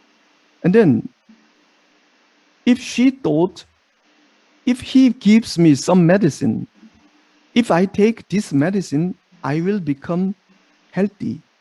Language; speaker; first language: English; non-native, fluent; Korean